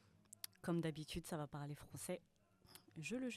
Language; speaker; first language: French; early bilingual, other home language; Fula